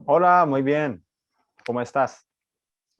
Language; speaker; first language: Spanish; non-native, learner; Japanese